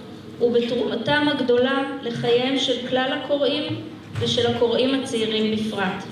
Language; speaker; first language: Hebrew; native; Hebrew